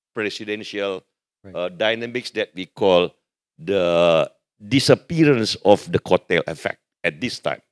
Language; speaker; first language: English; non-native, fluent; Indonesian